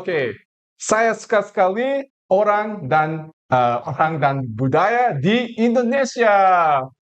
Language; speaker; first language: Indonesian; non-native, fluent; English